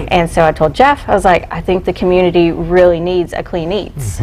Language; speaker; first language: English; native; English